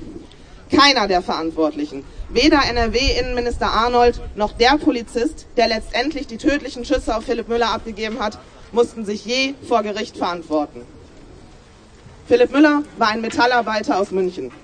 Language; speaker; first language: German; native; German